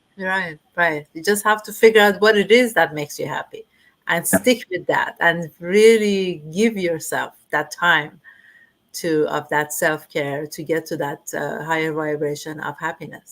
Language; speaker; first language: English; non-native, fluent; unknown